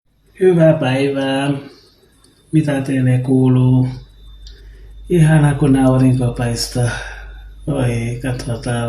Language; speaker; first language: Finnish; non-native, learner; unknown